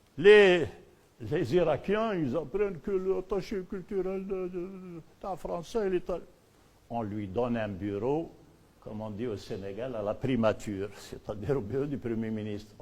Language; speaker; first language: French; non-native, local second language; Berber languages